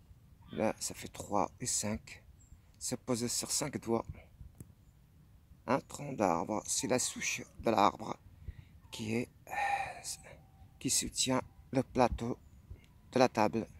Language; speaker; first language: French; non-native, fluent; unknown